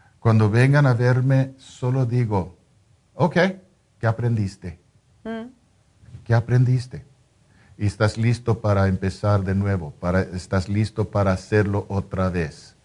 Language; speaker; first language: Spanish; non-native, fluent; English